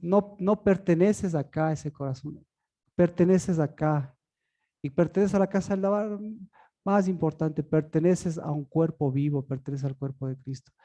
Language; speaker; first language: Spanish; native; Spanish